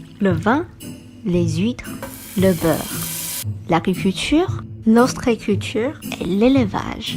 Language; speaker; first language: French; non-native, fluent; Chinese